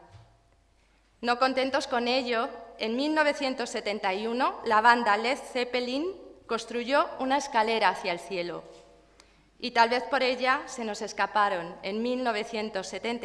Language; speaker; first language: Spanish; native; Spanish